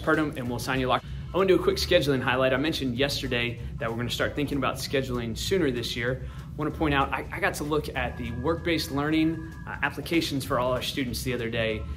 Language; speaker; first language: English; native; English